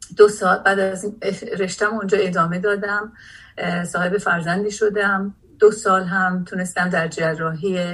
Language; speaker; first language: Persian; non-native, local second language; Azerbaijani